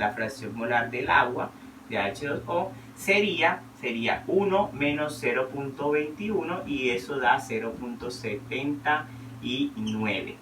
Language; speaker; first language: Spanish; native; Spanish